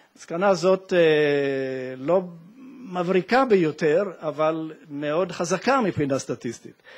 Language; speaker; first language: Hebrew; non-native, fluent; Italian